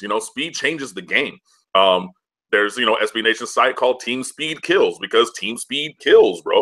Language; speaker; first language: English; native; English